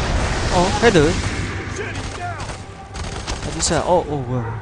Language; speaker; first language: Korean; native; Korean